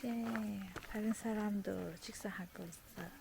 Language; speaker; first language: Korean; non-native, learner; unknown